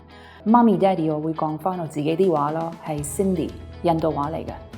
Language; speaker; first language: Cantonese; non-native, local second language; Sindhi